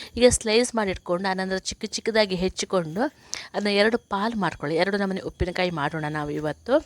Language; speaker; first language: Kannada; non-native, local second language; Tulu